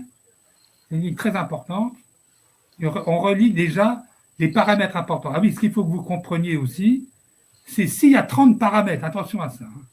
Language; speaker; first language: French; native; French